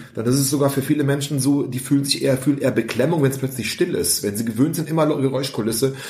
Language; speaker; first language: German; early bilingual, other home language; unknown